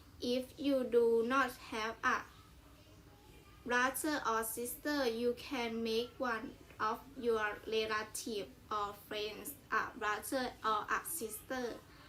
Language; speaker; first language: English; non-native, learner; Thai